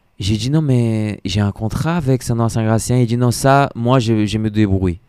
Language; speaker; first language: French; non-native, fluent; Portuguese